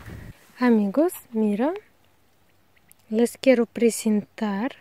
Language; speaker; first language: Spanish; non-native, learner; Russian